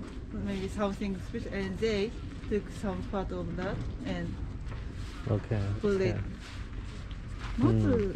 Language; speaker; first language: English; non-native, learner; Japanese